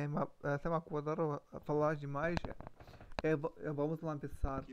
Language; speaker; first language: Portuguese; non-native, learner; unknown